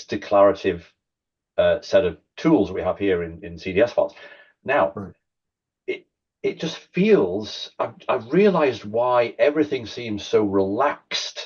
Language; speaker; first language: English; native; English